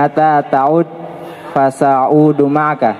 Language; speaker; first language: Arabic; non-native, learner; Indonesian